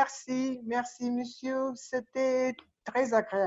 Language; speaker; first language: French; non-native, learner; Russian